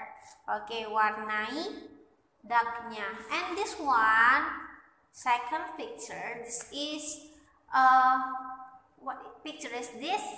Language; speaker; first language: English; non-native, learner; Indonesian